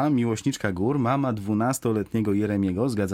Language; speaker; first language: Polish; native; Polish